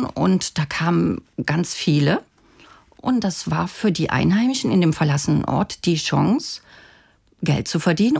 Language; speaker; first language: German; native; German